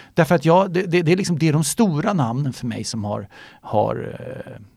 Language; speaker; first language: Swedish; native; Swedish